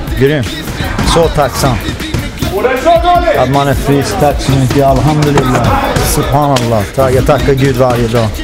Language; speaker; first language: Swedish; early bilingual, other home language; Persian